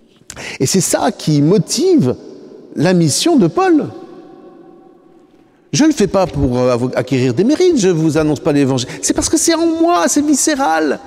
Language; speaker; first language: French; native; French